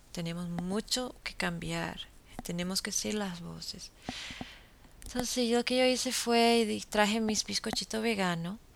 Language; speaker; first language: Spanish; non-native, fluent; English